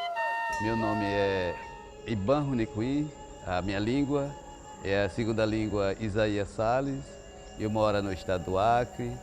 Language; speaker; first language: Portuguese; non-native, local second language; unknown